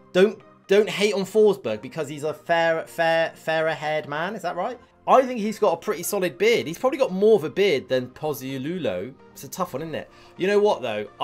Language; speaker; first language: English; native; English